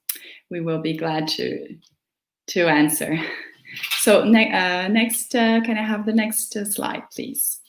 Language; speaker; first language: English; non-native, fluent; Portuguese